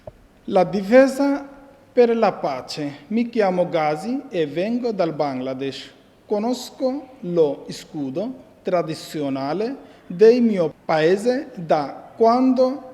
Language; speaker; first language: Italian; non-native, fluent; Bangla